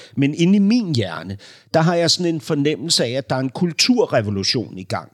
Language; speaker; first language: Danish; early bilingual, other home language; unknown